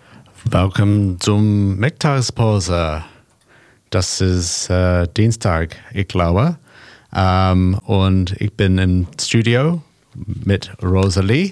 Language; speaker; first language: German; non-native, learner; English